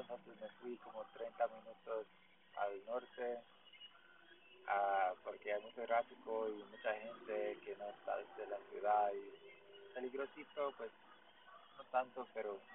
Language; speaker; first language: Spanish; non-native, learner; English